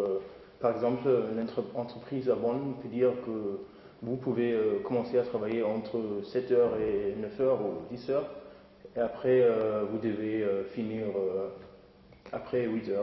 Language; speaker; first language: French; non-native, fluent; German